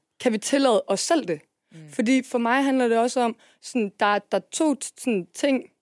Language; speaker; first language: Danish; native; Danish